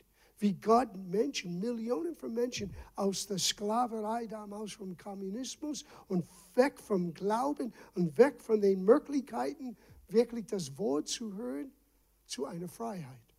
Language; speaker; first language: German; non-native, fluent; English